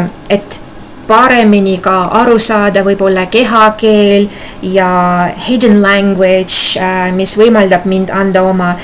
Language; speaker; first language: Estonian; non-native, local second language; Russian